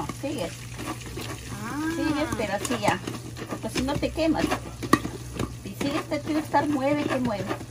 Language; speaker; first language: Spanish; native; Spanish